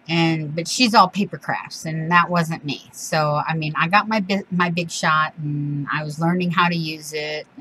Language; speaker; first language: English; native; English